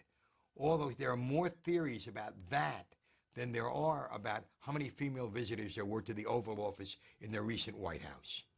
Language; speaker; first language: English; native; English